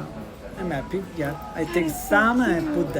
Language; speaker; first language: English; non-native, learner; Italian